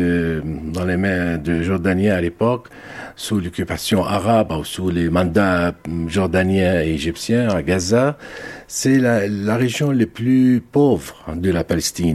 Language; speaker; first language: French; non-native, local second language; Arabic